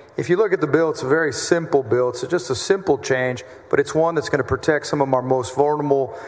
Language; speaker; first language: English; native; English